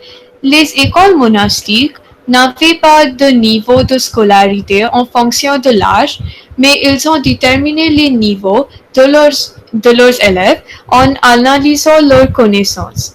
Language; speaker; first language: French; non-native, learner; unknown